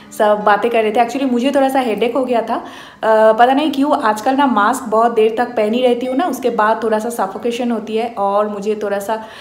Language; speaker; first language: Hindi; native; Hindi